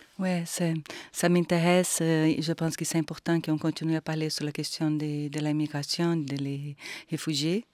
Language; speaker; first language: French; non-native, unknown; Portuguese